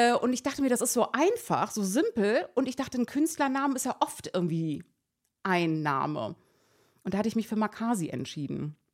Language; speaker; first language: German; early bilingual, other home language; Persian